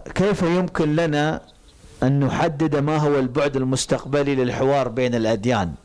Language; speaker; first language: Arabic; native; Arabic